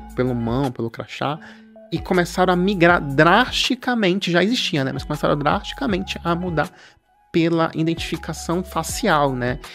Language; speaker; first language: Portuguese; native; Portuguese